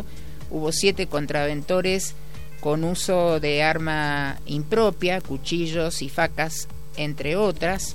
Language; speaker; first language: Spanish; native; Spanish